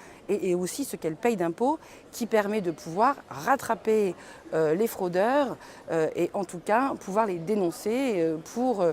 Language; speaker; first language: French; native; French